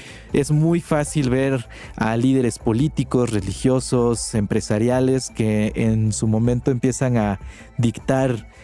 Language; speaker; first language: Spanish; native; Spanish